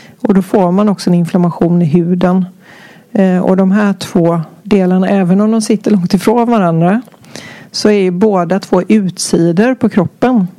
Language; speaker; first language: Swedish; native; Swedish